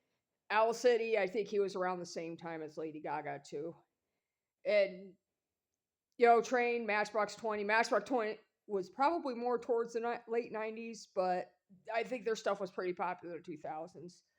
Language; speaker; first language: English; native; English